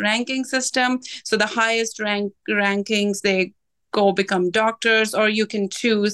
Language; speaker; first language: English; non-native, local second language; Punjabi